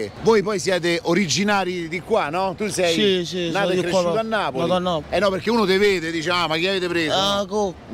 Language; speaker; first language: Italian; native; Italian